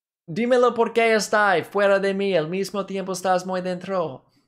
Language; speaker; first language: Spanish; non-native, learner; English